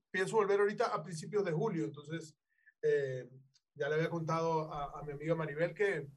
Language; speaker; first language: Spanish; native; Spanish